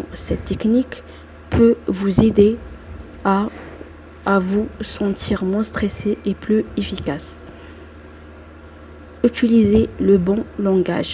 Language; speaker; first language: French; non-native, local second language; Arabic